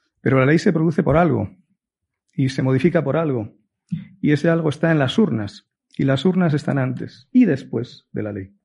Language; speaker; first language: Spanish; native; Spanish